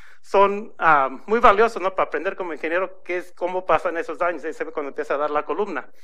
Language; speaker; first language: Spanish; early bilingual, heritage; Spanish